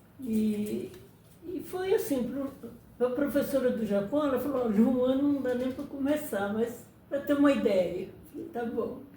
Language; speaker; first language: Portuguese; early bilingual, other home language; Japanese